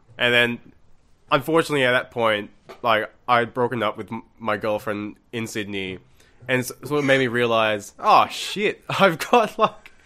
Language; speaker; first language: English; non-native, local second language; Malay